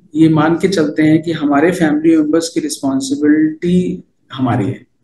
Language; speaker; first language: Hindi; native; Hindi